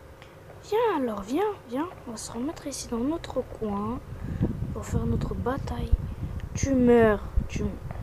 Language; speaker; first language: French; native; French